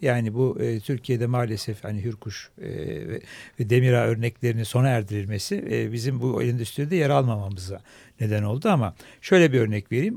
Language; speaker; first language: Turkish; native; Turkish